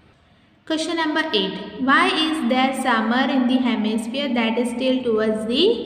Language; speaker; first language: English; non-native, local second language; Hindi